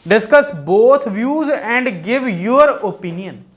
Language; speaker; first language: English; non-native, local second language; Punjabi